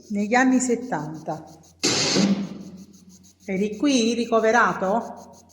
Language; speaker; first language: Italian; native; Italian